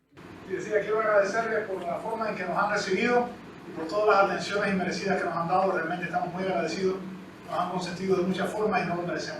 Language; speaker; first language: Spanish; native; Spanish